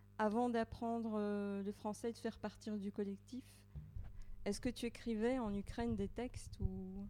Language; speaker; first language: French; native; French